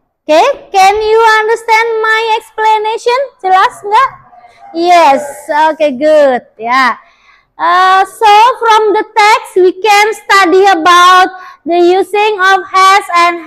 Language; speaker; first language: English; non-native, learner; Indonesian